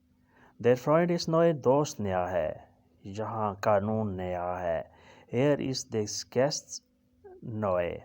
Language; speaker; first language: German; non-native, learner; Urdu